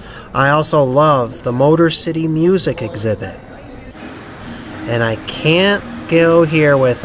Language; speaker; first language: English; native; English